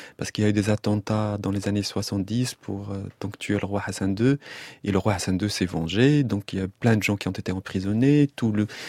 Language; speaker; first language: French; non-native, local second language; Arabic